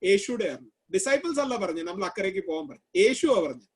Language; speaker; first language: Malayalam; early bilingual, heritage; Malayalam